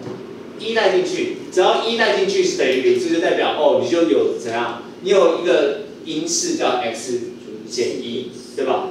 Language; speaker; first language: Chinese; native; Chinese